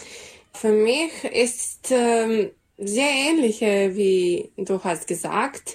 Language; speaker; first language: German; non-native, learner; Serbian